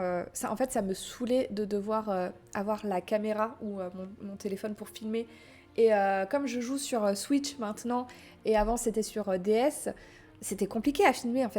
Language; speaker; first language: French; native; French